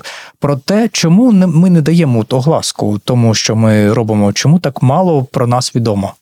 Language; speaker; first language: Ukrainian; native; Ukrainian